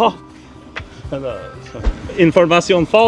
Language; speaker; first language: Spanish; non-native, learner; English